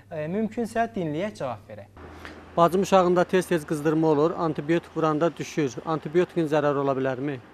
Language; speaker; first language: Azerbaijani; native; Azerbaijani